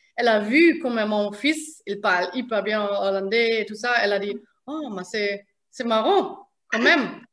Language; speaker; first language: French; non-native, fluent; German